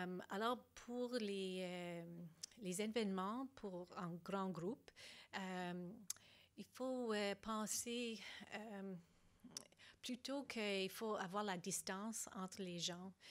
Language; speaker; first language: French; non-native, fluent; English